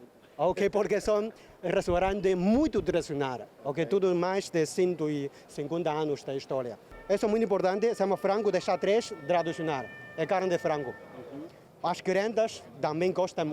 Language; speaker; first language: Portuguese; non-native, learner; Chinese